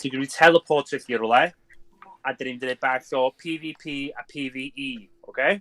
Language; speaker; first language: Welsh; native; Welsh